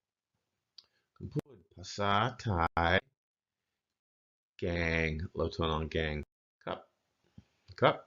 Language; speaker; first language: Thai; non-native, fluent; English